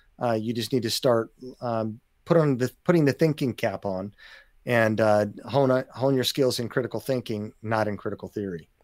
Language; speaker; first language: English; native; English